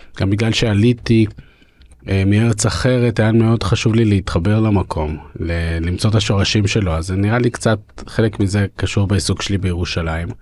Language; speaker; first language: Hebrew; early bilingual, other home language; Russian